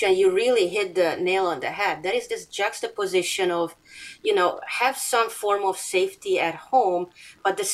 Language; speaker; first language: English; non-native, fluent; Hungarian